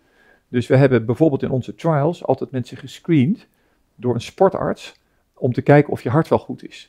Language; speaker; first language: Dutch; native; Dutch